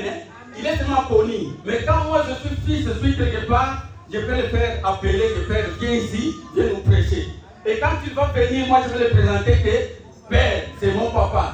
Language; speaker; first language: French; non-native, local second language; Lingala